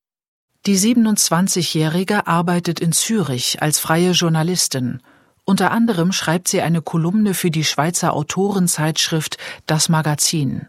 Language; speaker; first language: German; native; German